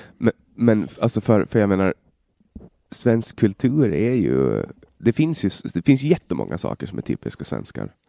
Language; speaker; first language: Swedish; native; Swedish